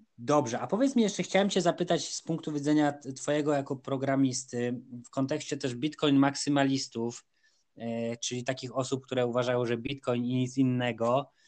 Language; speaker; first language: Polish; native; Polish